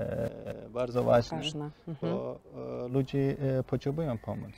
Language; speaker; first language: Polish; non-native, learner; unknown